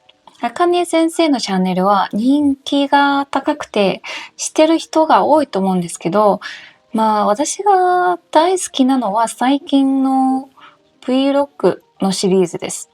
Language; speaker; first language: Japanese; non-native, fluent; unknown